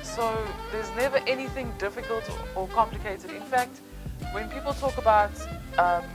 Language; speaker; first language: English; native; English